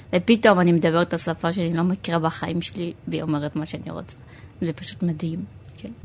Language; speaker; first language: Hebrew; early bilingual, other home language; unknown